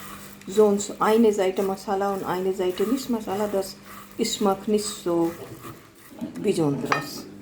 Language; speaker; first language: German; non-native, learner; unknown